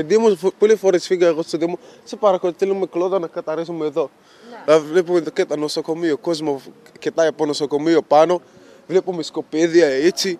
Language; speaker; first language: Greek; non-native, learner; Arabic